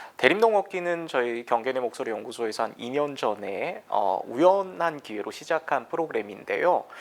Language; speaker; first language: Korean; native; Korean